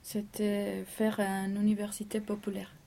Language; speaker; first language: French; non-native, learner; Spanish